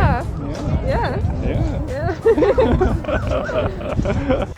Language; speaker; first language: English; non-native, learner; Russian